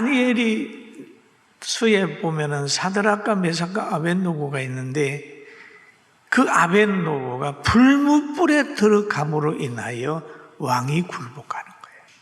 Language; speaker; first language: Korean; native; Korean